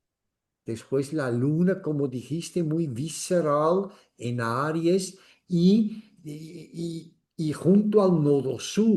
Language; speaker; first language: Spanish; non-native, fluent; German